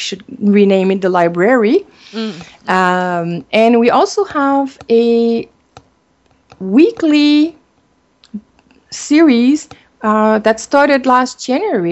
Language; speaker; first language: English; non-native, fluent; French